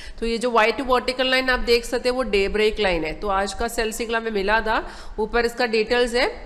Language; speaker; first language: Hindi; non-native, local second language; Malayalam